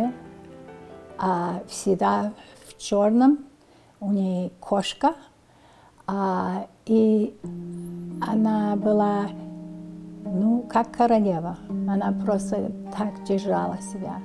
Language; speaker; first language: Russian; early bilingual, heritage; Russian